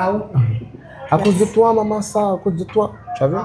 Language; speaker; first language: French; non-native, local second language; Ngazidja Comorian